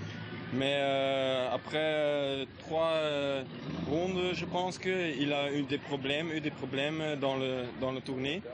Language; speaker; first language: French; non-native, learner; Dutch